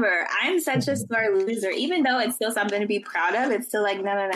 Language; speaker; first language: English; native; English